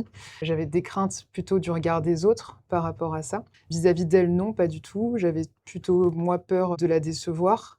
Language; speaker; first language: French; native; French